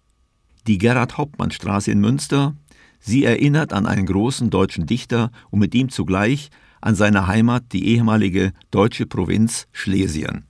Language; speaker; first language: German; native; German